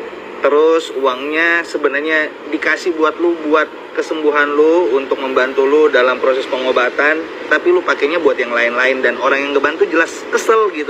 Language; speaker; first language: Indonesian; native; Indonesian